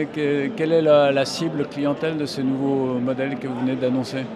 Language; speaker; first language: French; native; French